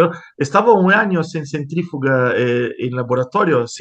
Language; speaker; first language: Spanish; non-native, fluent; Portuguese